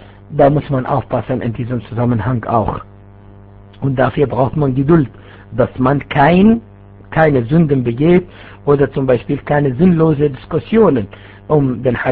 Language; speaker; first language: German; non-native, fluent; Arabic